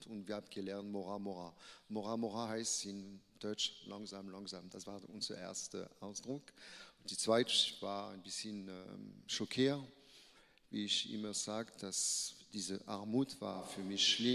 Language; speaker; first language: German; non-native, learner; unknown